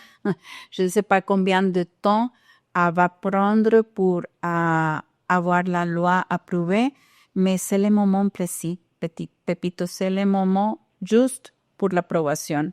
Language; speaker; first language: French; non-native, fluent; Spanish